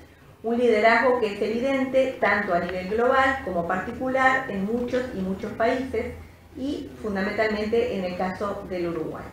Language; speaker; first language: Spanish; native; Spanish